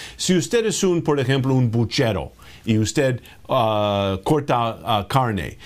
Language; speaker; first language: Spanish; non-native, fluent; English